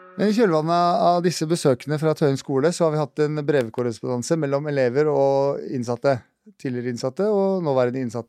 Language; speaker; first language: Norwegian; native; Norwegian